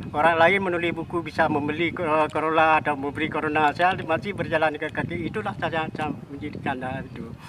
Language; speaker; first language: Malay; non-native, local second language; Achinese